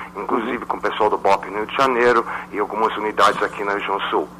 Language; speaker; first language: Portuguese; non-native, fluent; English